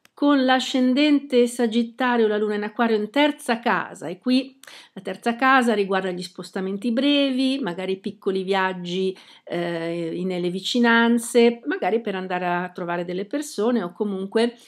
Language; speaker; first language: Italian; native; Italian